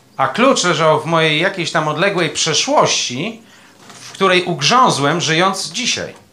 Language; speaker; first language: Polish; native; Polish